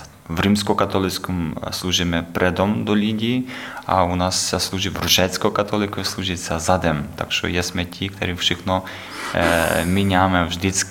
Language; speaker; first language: Czech; non-native, learner; Ukrainian